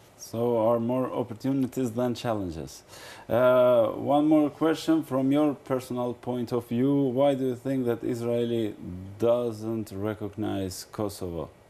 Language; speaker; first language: English; non-native, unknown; Albanian